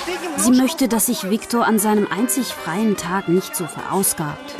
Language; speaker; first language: German; native; German